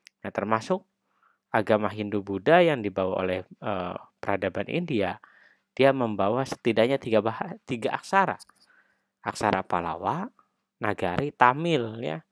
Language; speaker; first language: Indonesian; native; Indonesian